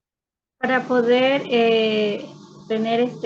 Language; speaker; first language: Spanish; native; Spanish